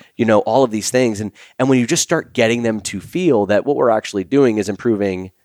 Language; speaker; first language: English; native; English